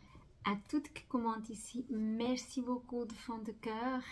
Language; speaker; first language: French; non-native, fluent; Portuguese